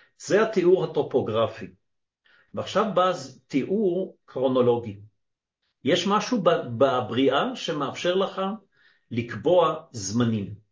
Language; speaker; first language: Hebrew; native; Hebrew